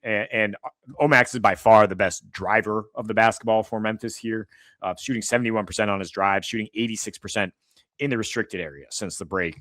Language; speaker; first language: English; native; English